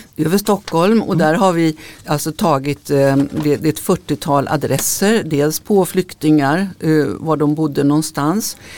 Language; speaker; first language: Swedish; native; Swedish